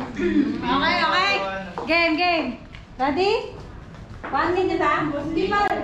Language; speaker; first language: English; non-native, local second language; Filipino